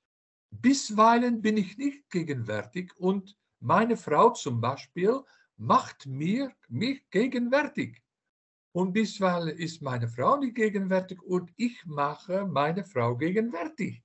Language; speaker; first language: German; non-native, fluent; Dutch